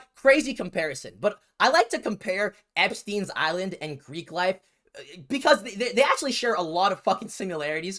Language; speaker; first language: English; native; English